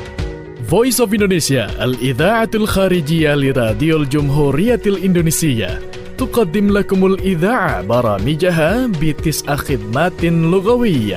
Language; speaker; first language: Arabic; non-native, fluent; Indonesian